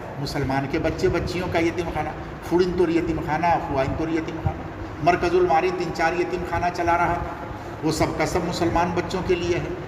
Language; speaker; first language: Urdu; non-native, local second language; Bangla